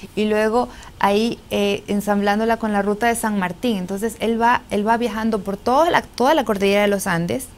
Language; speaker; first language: Spanish; native; Spanish